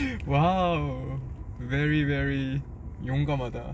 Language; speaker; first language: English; non-native, learner; Korean